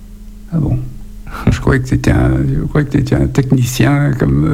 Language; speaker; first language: French; native; French